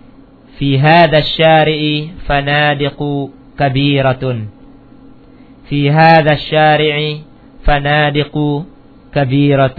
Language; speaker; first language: Arabic; non-native, fluent; Indonesian